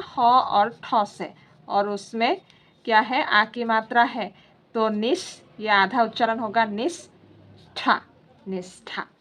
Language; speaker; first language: Hindi; non-native, local second language; Assamese